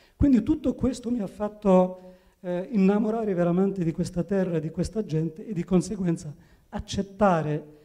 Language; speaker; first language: Italian; non-native, fluent; Arabic